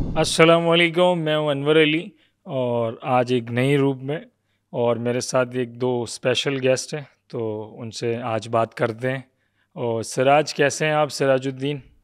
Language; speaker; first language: Urdu; non-native, local second language; Pashto